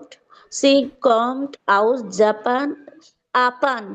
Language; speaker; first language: German; non-native, learner; Bangla